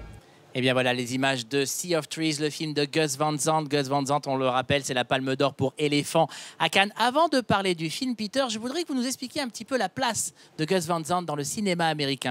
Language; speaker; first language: French; native; French